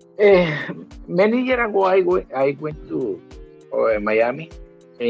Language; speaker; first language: English; non-native, learner; Spanish